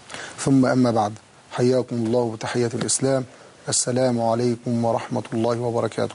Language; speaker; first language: Arabic; native; Arabic